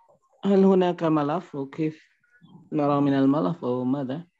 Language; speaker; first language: Arabic; non-native, learner; Indonesian